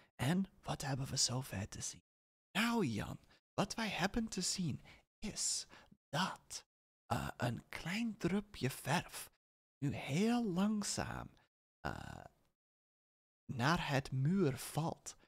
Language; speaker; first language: Dutch; non-native, learner; English